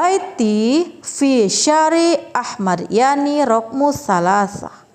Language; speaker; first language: Arabic; non-native, fluent; Indonesian